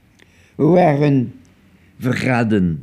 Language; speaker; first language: Dutch; non-native, local second language; French